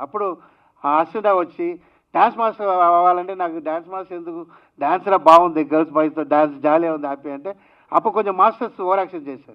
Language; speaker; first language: Telugu; non-native, learner; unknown